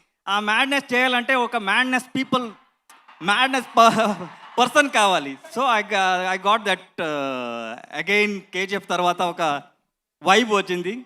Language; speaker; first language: Telugu; non-native, learner; Kannada